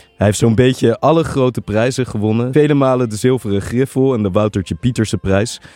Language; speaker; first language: Dutch; native; Dutch